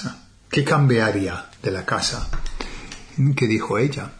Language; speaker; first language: Spanish; non-native, fluent; English